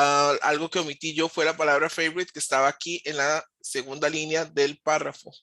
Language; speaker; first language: Spanish; native; Spanish